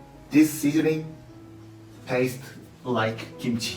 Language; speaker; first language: English; non-native, learner; Korean